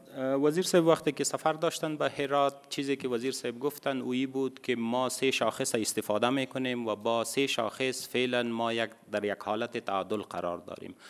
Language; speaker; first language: Persian; non-native, local second language; Pashto